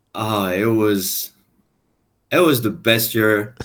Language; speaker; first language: English; non-native, fluent; French